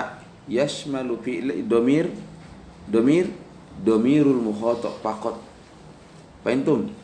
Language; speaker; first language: Arabic; non-native, fluent; Indonesian